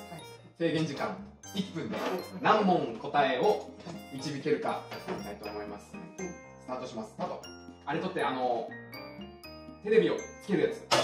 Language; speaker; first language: Japanese; native; Japanese